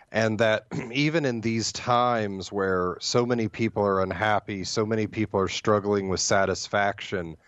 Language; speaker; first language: English; native; English